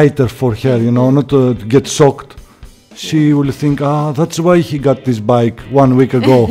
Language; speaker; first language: English; non-native, learner; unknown